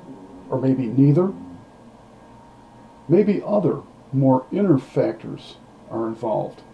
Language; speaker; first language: English; native; English